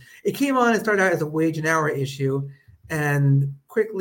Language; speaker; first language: English; native; English